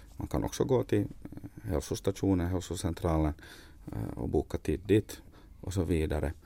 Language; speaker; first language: Swedish; native; Swedish